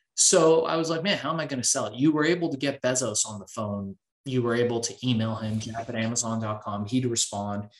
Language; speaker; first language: English; early bilingual, other home language; Persian